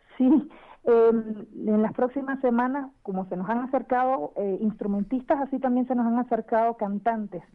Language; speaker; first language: Spanish; native; Spanish